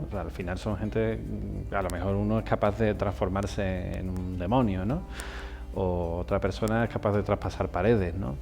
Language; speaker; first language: Spanish; native; Spanish